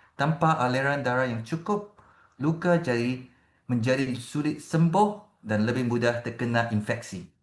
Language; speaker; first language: Malay; non-native, local second language; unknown